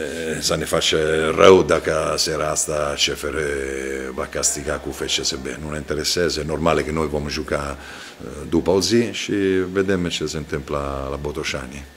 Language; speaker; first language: Romanian; non-native, fluent; Italian